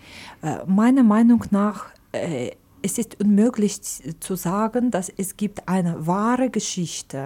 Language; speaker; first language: German; non-native, fluent; Ukrainian